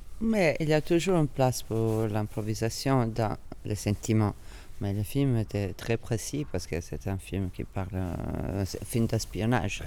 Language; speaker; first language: French; non-native, fluent; Italian